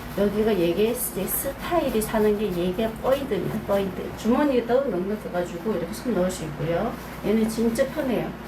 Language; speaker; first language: Korean; native; Korean